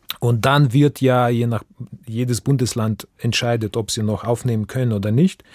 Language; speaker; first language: German; non-native, fluent; Russian